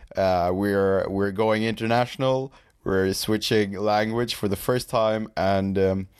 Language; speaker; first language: English; non-native, fluent; Swedish